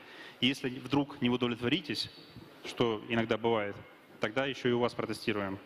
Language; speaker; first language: Russian; native; Russian